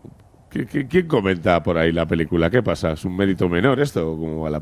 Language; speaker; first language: Spanish; native; Spanish